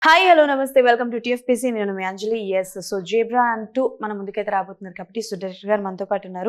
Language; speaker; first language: Telugu; native; Telugu